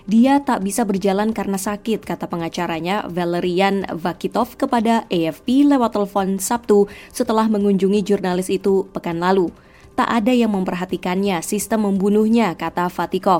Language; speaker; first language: Indonesian; native; Indonesian